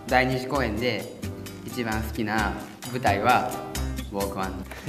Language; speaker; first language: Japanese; non-native, learner; Chinese